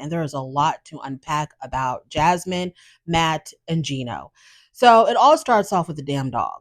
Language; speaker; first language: English; native; English